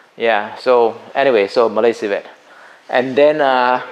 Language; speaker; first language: English; non-native, local second language; Min Nan Chinese